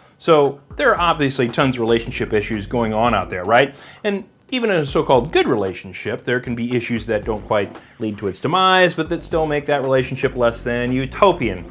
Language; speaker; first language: English; native; English